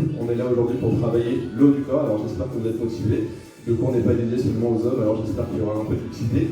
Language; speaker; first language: French; native; French